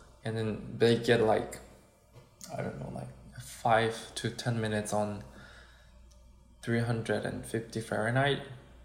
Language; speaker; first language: English; non-native, fluent; Korean